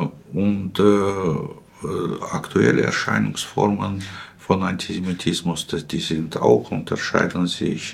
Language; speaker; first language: German; non-native, fluent; Russian